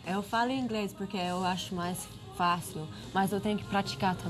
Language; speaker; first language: Portuguese; early bilingual, heritage; English